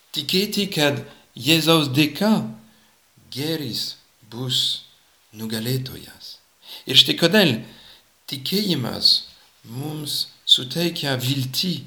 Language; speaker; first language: Lithuanian; non-native, fluent; French